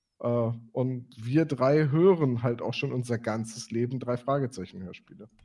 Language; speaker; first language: German; native; German